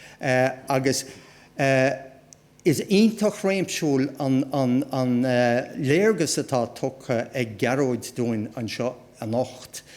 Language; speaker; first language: Irish; native; Irish